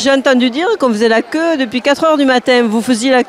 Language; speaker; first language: French; native; French